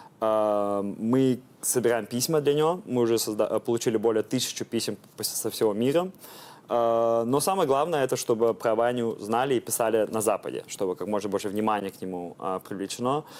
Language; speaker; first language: Russian; early bilingual, heritage; Russian